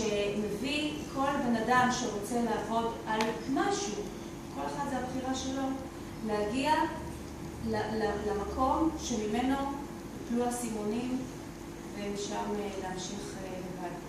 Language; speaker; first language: Hebrew; native; Hebrew